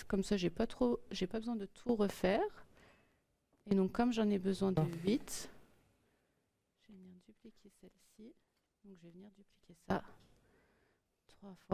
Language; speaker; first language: French; native; French